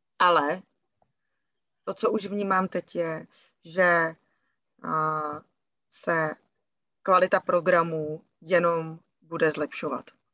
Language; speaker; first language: Czech; native; Czech